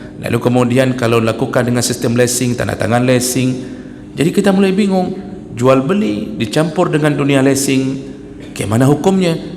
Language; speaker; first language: Malay; non-native, local second language; Achinese